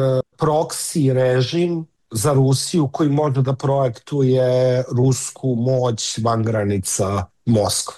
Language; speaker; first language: Serbian; native; Serbian